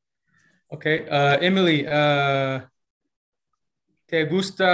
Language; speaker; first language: Spanish; non-native, learner; English